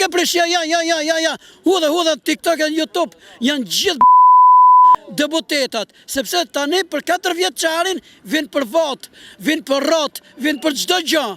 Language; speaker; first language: Albanian; native; Albanian